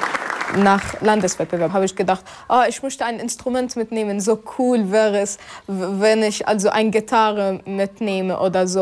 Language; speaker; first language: German; non-native, learner; Arabic